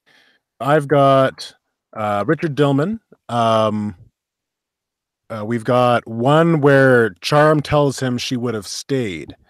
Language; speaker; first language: English; native; English